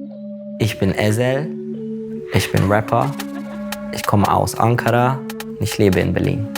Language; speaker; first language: German; non-native, learner; Turkish